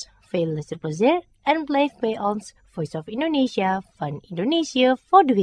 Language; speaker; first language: Dutch; non-native, fluent; Indonesian